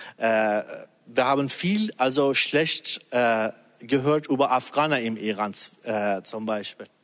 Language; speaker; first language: German; non-native, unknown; Persian